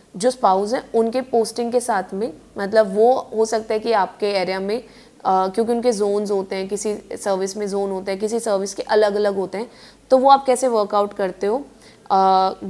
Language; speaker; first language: Hindi; native; Hindi